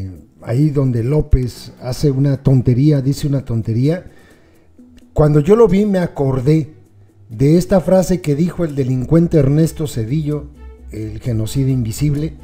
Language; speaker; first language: Spanish; native; Spanish